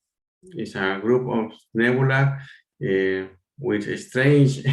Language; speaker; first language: English; non-native, learner; Spanish